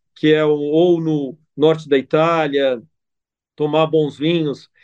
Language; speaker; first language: Portuguese; non-native, fluent; Italian